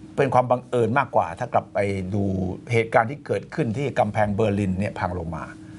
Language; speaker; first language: Thai; native; Thai